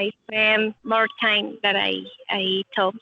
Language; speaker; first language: English; non-native, learner; Spanish